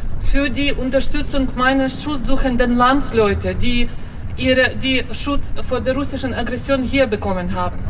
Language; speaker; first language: German; non-native, fluent; Ukrainian